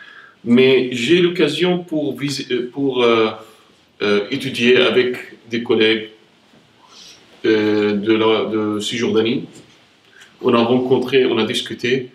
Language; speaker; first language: French; non-native, fluent; Arabic